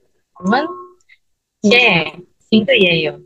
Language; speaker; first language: Korean; non-native, learner; Filipino